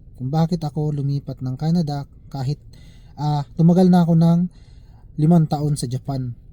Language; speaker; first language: Filipino; native; Filipino